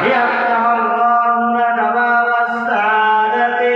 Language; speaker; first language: Arabic; non-native, fluent; Bangla